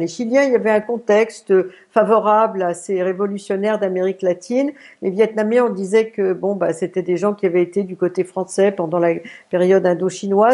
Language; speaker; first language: French; native; French